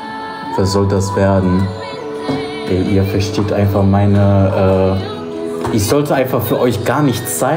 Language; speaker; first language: German; non-native, fluent; Polish